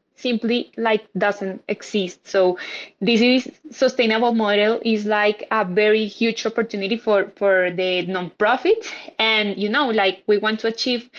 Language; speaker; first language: English; non-native, fluent; Spanish